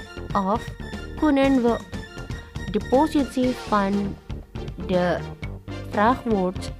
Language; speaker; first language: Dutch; non-native, learner; Indonesian